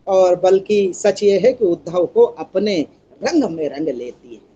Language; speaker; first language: Hindi; native; Hindi